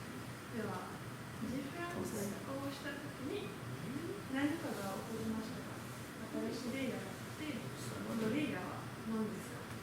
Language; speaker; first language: Japanese; non-native, learner; French